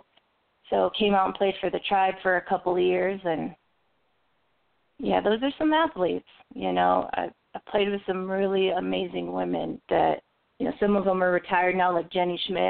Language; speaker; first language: English; native; English